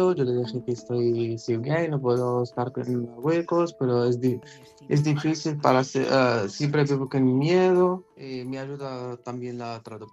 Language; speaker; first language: Spanish; non-native, learner; Arabic